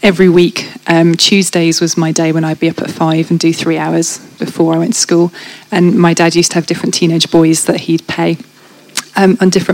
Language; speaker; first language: English; native; English